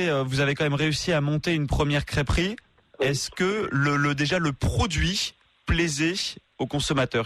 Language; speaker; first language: French; native; French